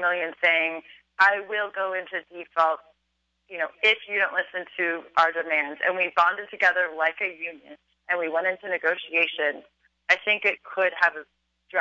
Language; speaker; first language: English; native; English